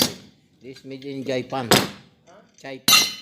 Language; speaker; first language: English; non-native, local second language; Filipino